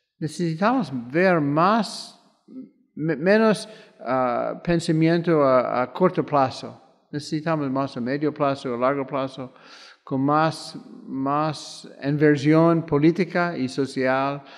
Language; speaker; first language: Spanish; non-native, fluent; English